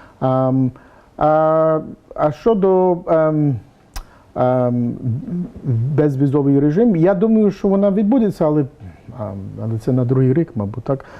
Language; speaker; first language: Ukrainian; early bilingual, heritage; English